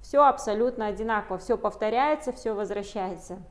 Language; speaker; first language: Russian; non-native, local second language; Kazakh